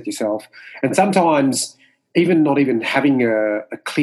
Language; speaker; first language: English; non-native, fluent; Morisyen